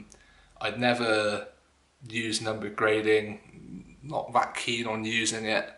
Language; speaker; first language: English; native; English